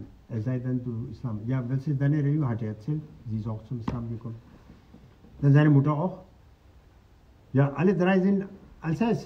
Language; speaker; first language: German; non-native, fluent; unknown